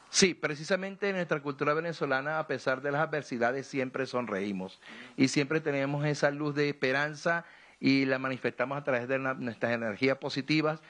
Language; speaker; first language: Spanish; native; Spanish